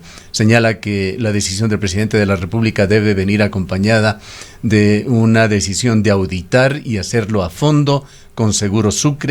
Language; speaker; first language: Spanish; native; Spanish